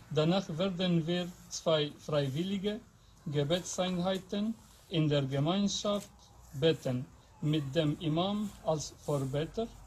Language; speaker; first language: German; non-native, fluent; Albanian